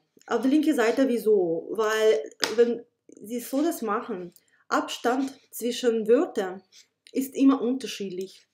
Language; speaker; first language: German; non-native, fluent; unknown